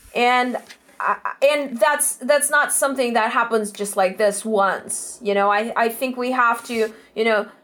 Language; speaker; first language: English; non-native, fluent; Russian